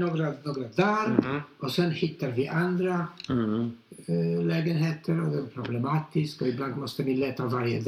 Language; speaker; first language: Swedish; non-native, fluent; Polish